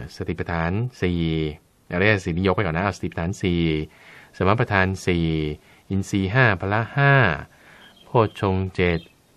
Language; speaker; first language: Thai; native; Thai